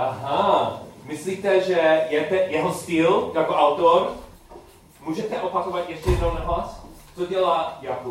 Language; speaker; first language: Czech; non-native, learner; English